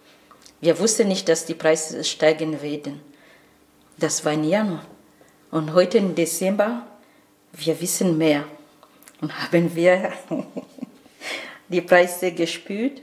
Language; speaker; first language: German; non-native, learner; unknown